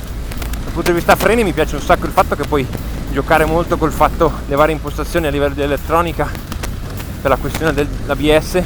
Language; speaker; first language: Italian; native; Italian